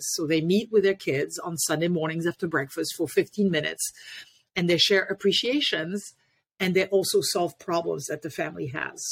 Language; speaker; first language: English; non-native, fluent; French